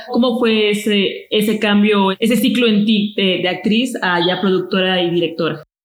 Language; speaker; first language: Spanish; native; Spanish